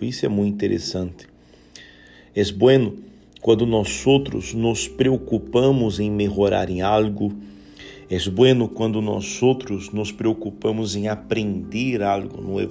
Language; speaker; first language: Portuguese; non-native, learner; Spanish